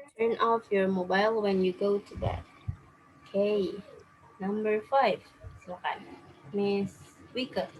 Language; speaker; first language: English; non-native, fluent; Indonesian